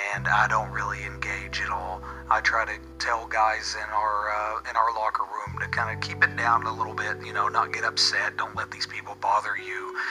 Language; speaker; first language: English; native; English